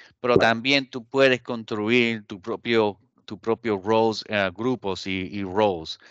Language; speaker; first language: Spanish; early bilingual, heritage; Spanish